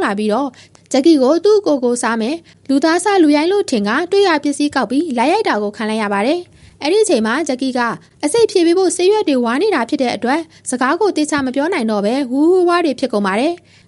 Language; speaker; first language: Burmese; native; Burmese